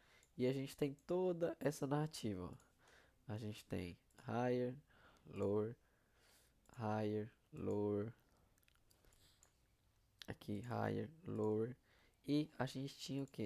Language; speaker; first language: Portuguese; native; Portuguese